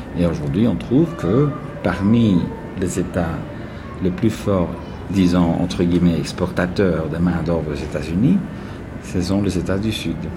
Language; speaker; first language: French; non-native, fluent; Spanish